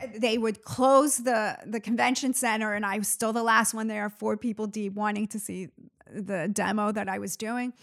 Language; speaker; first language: English; early bilingual, other home language; Arabic